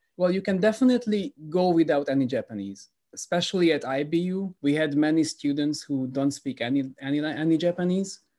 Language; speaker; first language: English; non-native, fluent; Hungarian